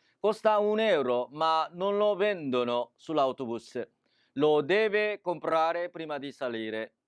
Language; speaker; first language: Italian; non-native, fluent; Korean